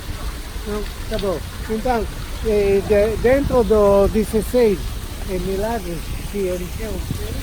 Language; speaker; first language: Portuguese; non-native, learner; Hebrew